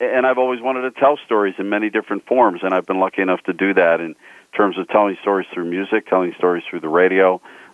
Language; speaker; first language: English; native; English